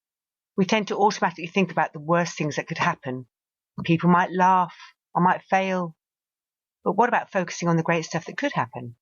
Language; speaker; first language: English; native; English